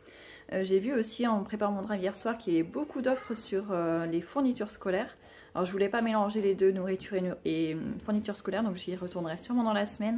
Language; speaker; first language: French; native; French